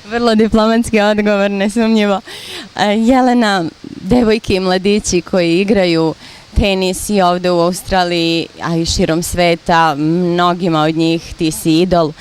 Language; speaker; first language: Bosnian; native; Bosnian